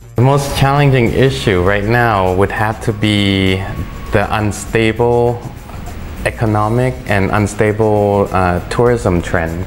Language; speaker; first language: English; early bilingual, other home language; Thai